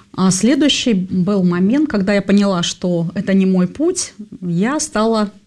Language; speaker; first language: Russian; native; Russian